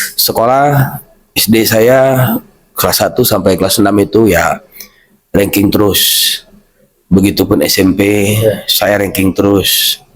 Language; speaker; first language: Indonesian; native; Indonesian